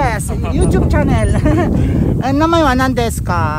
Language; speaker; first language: Japanese; non-native, learner; Filipino